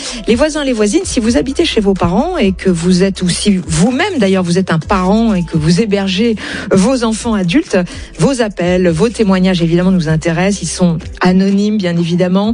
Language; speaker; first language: French; native; French